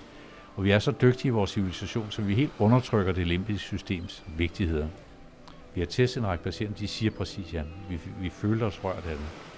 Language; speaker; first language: Danish; native; Danish